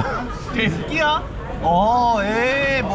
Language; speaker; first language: Turkish; non-native, fluent; Japanese